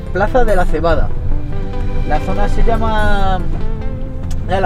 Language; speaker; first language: Spanish; native; Spanish